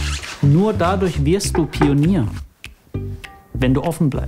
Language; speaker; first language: German; native; German